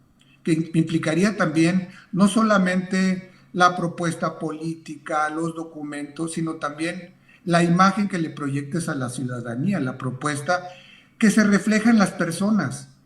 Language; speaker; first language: Spanish; native; Spanish